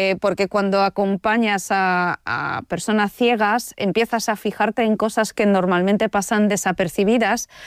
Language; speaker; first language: Spanish; non-native, fluent; Polish